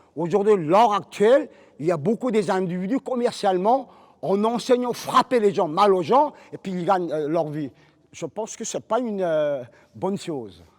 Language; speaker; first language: French; non-native, fluent; Korean